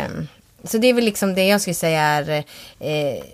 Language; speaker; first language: Swedish; native; Swedish